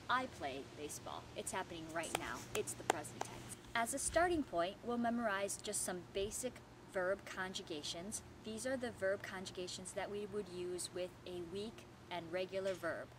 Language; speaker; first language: English; native; English